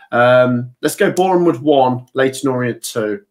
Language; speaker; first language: English; native; English